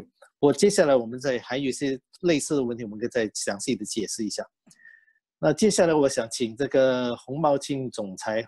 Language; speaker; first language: Chinese; native; Chinese